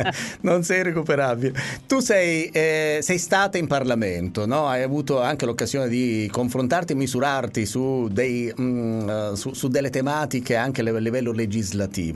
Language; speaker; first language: Italian; native; Italian